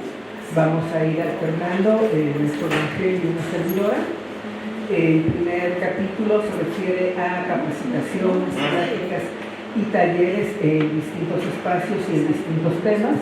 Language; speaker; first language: Spanish; native; Spanish